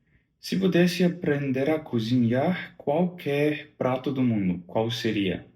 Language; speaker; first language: Portuguese; non-native, learner; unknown